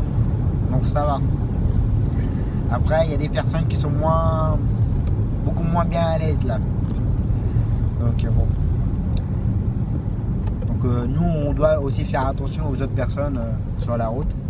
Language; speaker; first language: French; native; French